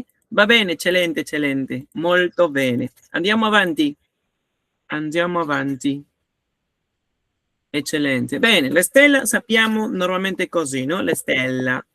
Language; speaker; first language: Italian; non-native, learner; Spanish